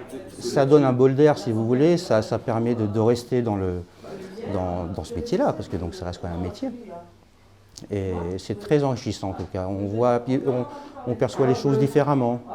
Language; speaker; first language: French; native; French